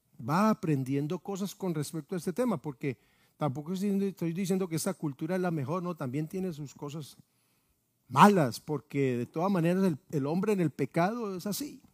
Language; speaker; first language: Spanish; native; Spanish